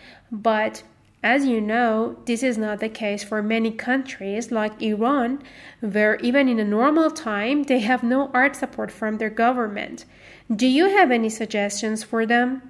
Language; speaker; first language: English; non-native, fluent; Persian